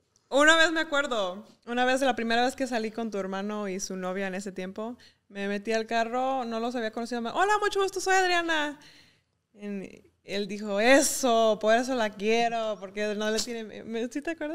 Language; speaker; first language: Spanish; early bilingual, heritage; Spanish